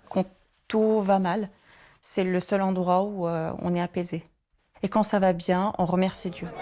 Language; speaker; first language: French; non-native, fluent; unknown